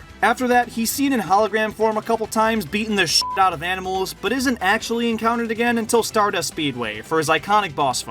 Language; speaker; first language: English; native; English